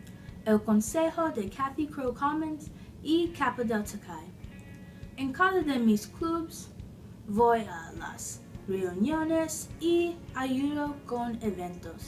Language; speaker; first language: Spanish; non-native, learner; English